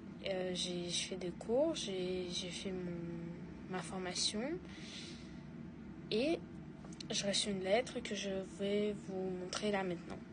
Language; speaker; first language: French; non-native, fluent; Russian